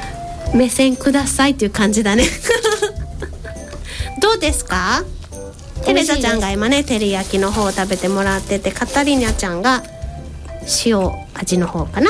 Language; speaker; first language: Japanese; native; Japanese